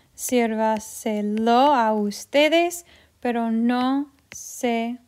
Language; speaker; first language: Spanish; non-native, fluent; English